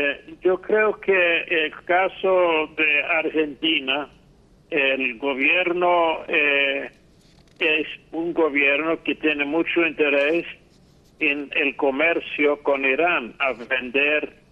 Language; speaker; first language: Spanish; non-native, fluent; English